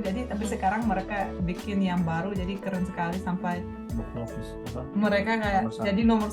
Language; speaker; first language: Indonesian; non-native, fluent; Russian